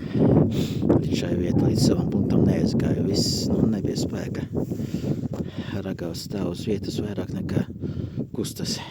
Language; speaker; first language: Latvian; non-native, local second language; Russian